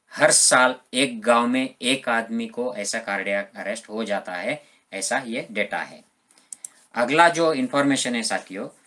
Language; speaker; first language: Hindi; non-native, local second language; Marathi